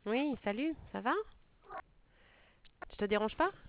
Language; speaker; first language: French; native; French